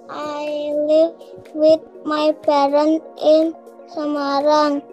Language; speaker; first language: English; non-native, learner; Indonesian